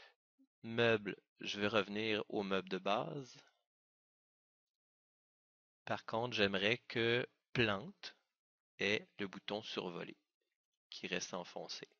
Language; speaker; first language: French; native; French